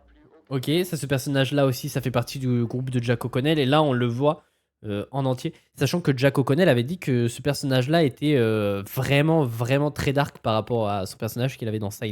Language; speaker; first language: French; native; French